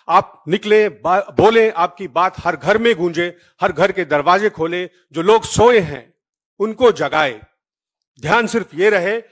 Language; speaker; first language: Hindi; native; Hindi